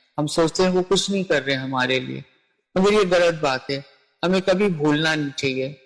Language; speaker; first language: Hindi; native; Hindi